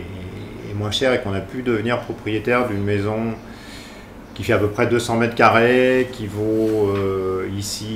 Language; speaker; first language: French; native; French